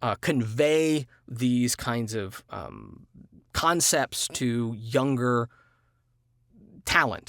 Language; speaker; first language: English; native; English